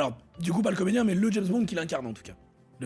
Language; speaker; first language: French; native; French